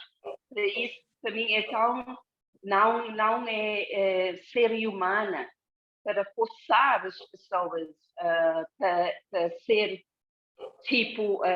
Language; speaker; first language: Portuguese; non-native, fluent; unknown